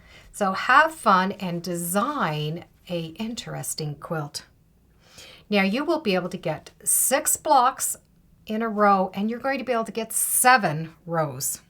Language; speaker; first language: English; native; English